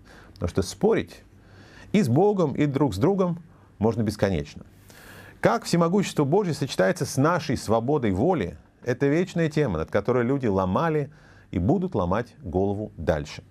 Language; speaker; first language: Russian; native; Russian